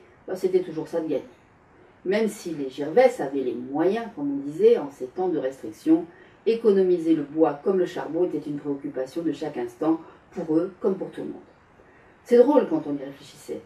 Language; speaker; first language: French; native; French